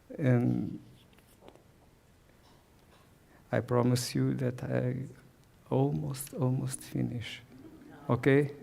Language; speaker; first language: English; non-native, learner; Portuguese